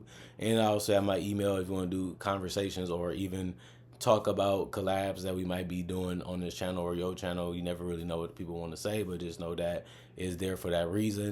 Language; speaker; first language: English; native; English